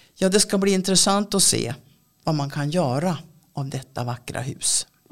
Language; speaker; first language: Swedish; native; Swedish